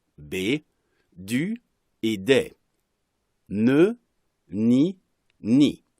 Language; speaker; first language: French; non-native, fluent; Arabic